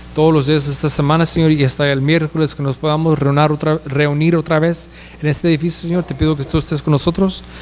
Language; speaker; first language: Spanish; early bilingual, heritage; Spanish